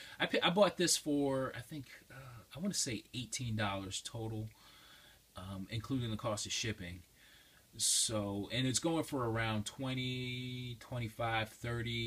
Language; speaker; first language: English; native; English